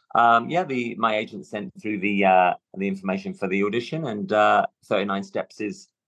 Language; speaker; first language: English; native; English